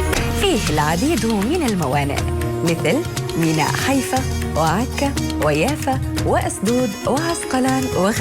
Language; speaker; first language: Arabic; native; Arabic